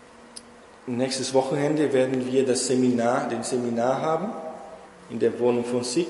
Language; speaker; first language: German; non-native, fluent; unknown